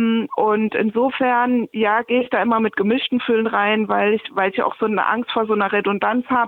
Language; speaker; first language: German; native; German